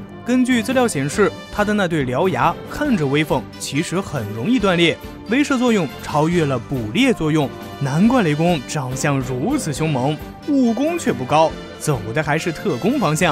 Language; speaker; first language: Chinese; native; Chinese